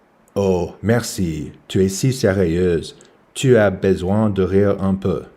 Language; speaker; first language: French; non-native, learner; English